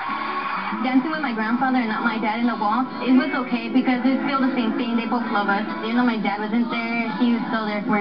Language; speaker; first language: English; early bilingual, other home language; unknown